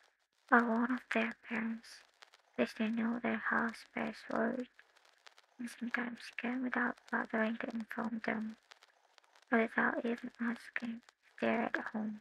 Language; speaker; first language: English; non-native, learner; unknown